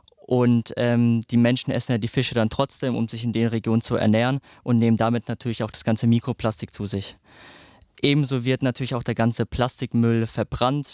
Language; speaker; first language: German; native; German